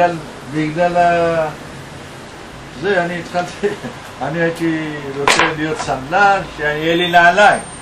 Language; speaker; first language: Hebrew; non-native, learner; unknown